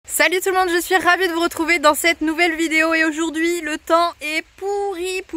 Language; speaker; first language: French; native; French